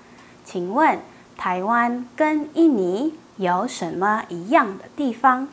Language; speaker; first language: Chinese; non-native, fluent; Indonesian